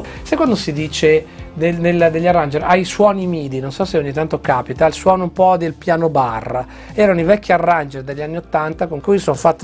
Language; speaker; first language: Italian; native; Italian